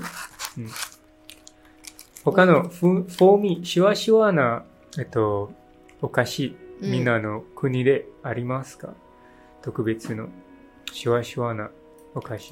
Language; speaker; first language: Japanese; non-native, learner; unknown